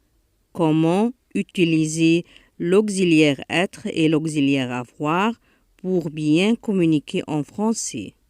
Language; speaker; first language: French; non-native, fluent; Arabic